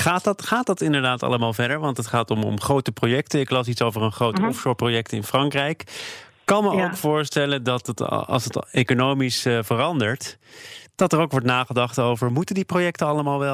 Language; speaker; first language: Dutch; native; Dutch